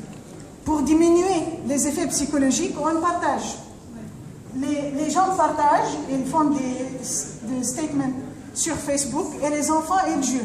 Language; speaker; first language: French; non-native, fluent; Arabic